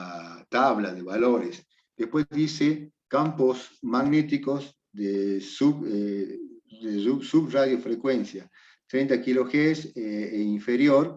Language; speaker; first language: Spanish; native; Spanish